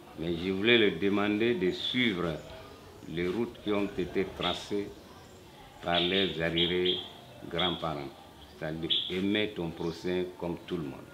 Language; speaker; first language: French; non-native, local second language; Bambara